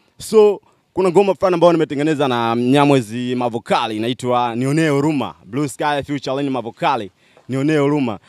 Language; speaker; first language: Swahili; native; Swahili